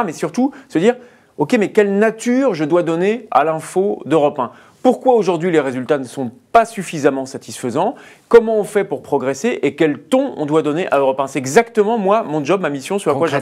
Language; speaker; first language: French; native; French